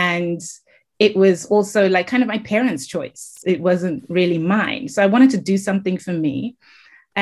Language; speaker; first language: English; non-native, local second language; Shona